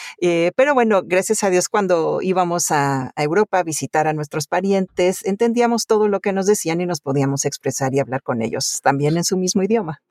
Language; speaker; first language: Spanish; early bilingual, other home language; Italian